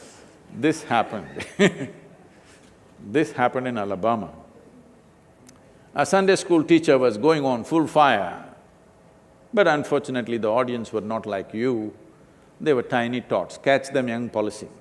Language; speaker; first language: English; non-native, local second language; Kannada